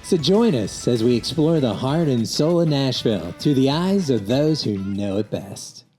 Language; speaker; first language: English; native; English